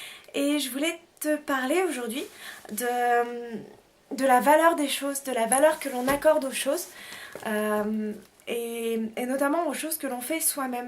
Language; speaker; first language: French; native; French